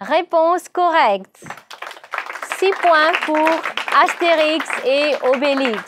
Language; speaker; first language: French; non-native, learner; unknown